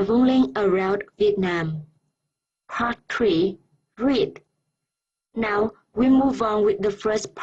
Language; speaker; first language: English; non-native, fluent; Vietnamese